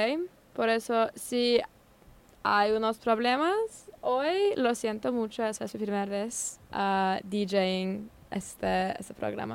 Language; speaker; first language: Spanish; non-native, learner; English